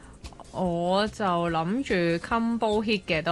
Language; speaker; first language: Cantonese; native; Cantonese